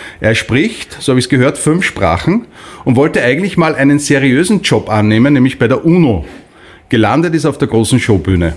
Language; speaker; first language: German; native; German